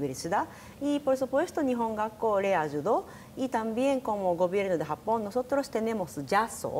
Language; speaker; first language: Spanish; non-native, learner; Japanese